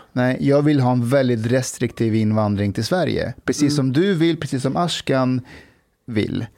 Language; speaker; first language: Swedish; early bilingual, other home language; Persian